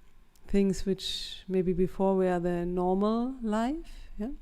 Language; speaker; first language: English; non-native, fluent; German